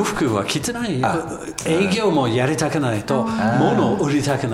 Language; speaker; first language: Japanese; non-native, learner; English